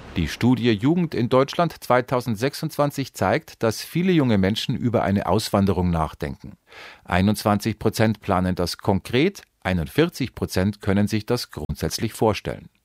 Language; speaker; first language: German; native; German